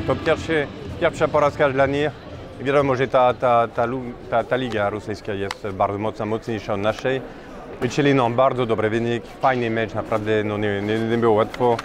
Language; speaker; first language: Polish; non-native, fluent; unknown